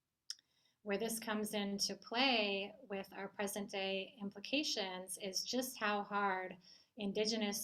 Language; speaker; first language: English; native; English